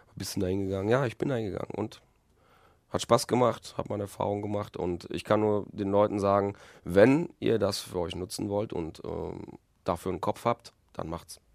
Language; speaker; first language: German; early bilingual, other home language; Polish